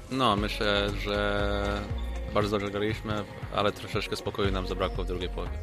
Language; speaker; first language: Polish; early bilingual, heritage; Polish